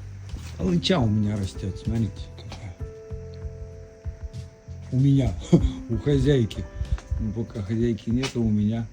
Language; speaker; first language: Russian; native; Russian